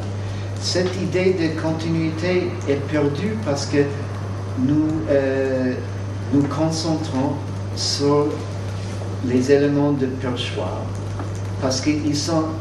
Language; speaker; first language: French; non-native, fluent; English